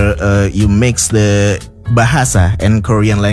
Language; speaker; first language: English; non-native, learner; Indonesian